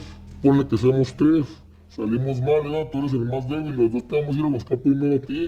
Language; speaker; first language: Spanish; native; Spanish